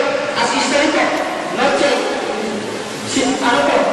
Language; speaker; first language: Filipino; native; Filipino